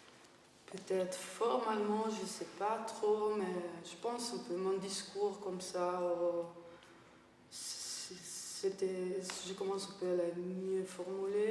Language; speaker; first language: French; non-native, fluent; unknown